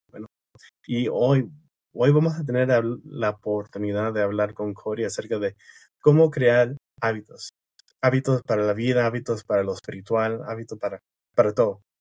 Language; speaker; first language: Spanish; non-native, fluent; English